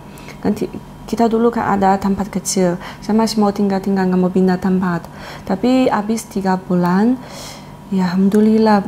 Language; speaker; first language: Indonesian; non-native, learner; Chinese